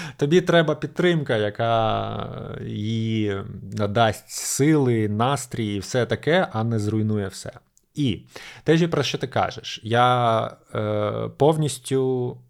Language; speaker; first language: Ukrainian; native; Ukrainian